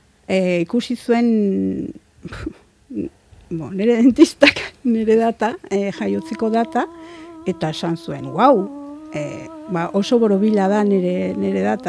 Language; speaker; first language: Basque; non-native, local second language; Spanish